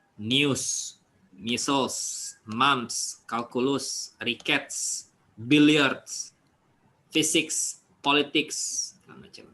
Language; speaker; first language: English; non-native, fluent; Indonesian